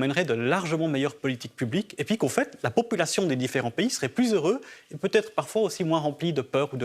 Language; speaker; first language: French; native; French